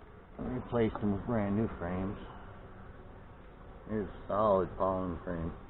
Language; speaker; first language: English; native; English